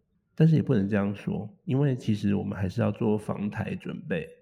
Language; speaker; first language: Chinese; non-native, local second language; Cantonese